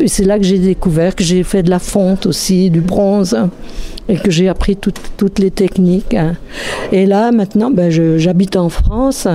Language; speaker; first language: French; native; French